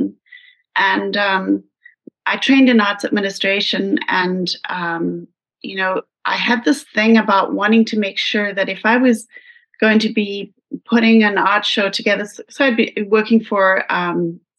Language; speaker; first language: English; native; English